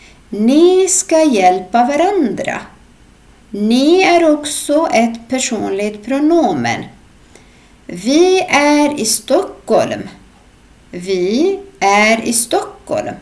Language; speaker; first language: Swedish; non-native, fluent; Arabic